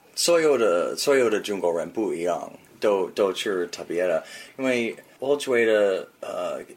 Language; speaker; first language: Chinese; non-native, learner; English